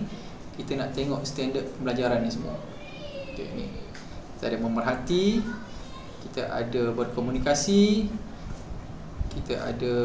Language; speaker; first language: Malay; native; Malay